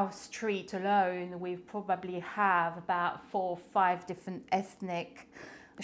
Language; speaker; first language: English; non-native, fluent; French